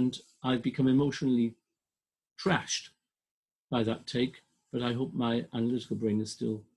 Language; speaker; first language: English; native; English